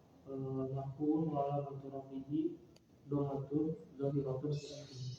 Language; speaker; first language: Arabic; non-native, learner; Indonesian